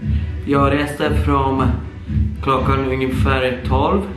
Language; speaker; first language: Swedish; early bilingual, other home language; Polish